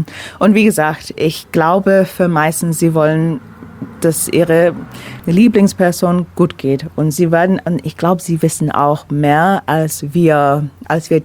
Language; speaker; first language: German; non-native, fluent; English